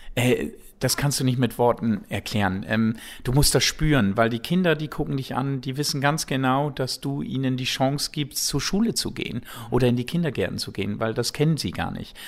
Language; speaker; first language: German; native; German